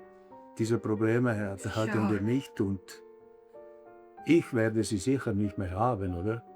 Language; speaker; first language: German; early bilingual, other home language; Italian